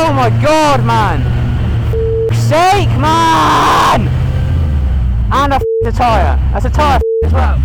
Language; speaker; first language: English; native; English